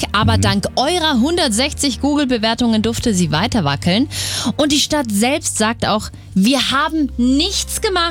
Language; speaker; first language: German; native; German